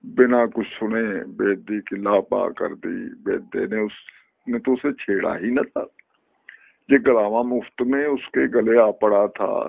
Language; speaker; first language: Urdu; non-native, local second language; Punjabi